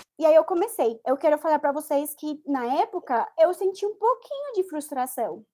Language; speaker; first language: Portuguese; non-native, fluent; Spanish